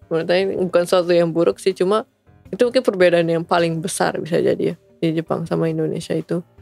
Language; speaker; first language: Indonesian; native; Indonesian